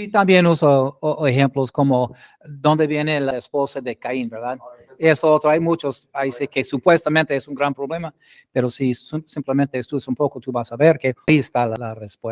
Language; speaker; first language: Spanish; non-native, fluent; English